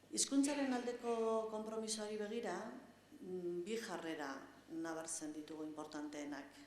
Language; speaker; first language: Basque; non-native, local second language; Spanish